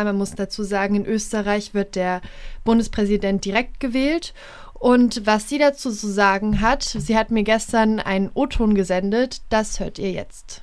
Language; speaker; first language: German; native; German